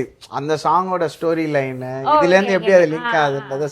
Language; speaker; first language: Tamil; native; Tamil